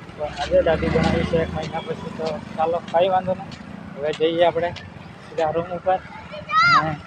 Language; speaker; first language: Gujarati; non-native, local second language; Bhili